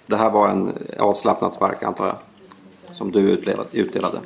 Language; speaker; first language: Swedish; native; Swedish